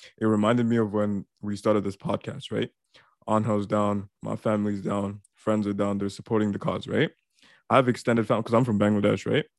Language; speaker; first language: English; early bilingual, other home language; Bangla